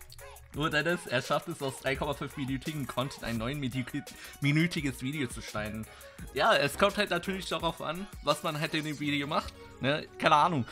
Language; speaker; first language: German; native; German